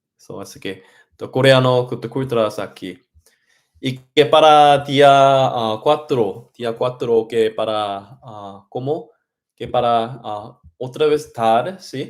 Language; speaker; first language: Spanish; non-native, learner; Korean